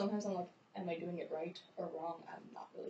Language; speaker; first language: English; native; English